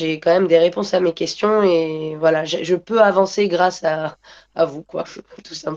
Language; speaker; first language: French; native; French